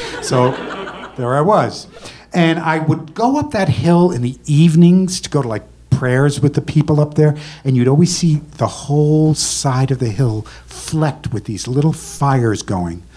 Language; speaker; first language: English; native; English